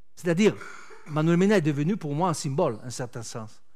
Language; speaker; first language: French; non-native, fluent; Spanish